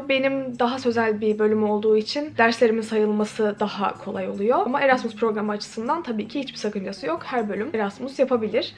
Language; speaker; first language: Turkish; native; Turkish